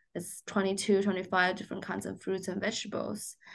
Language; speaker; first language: English; non-native, fluent; Chinese